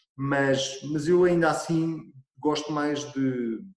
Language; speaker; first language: Portuguese; native; Portuguese